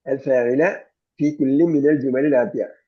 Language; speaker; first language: Arabic; non-native, fluent; Malayalam